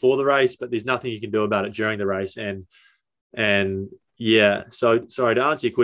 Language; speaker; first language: English; native; English